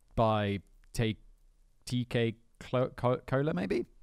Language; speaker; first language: English; native; English